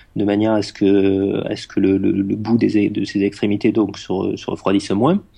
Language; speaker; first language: French; native; French